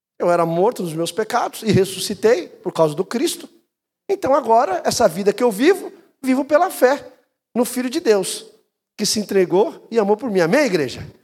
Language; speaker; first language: Portuguese; native; Portuguese